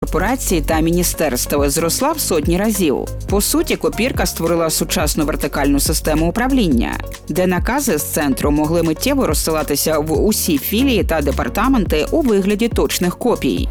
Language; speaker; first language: Ukrainian; native; Ukrainian